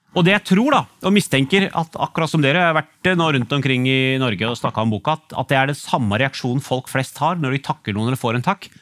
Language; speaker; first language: Norwegian; early bilingual, other home language; Urdu